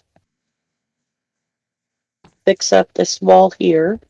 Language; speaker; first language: English; native; English